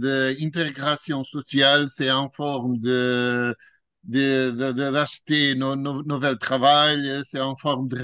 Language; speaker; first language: French; non-native, learner; Portuguese